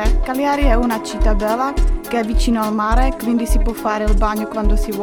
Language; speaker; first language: Italian; non-native, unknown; Czech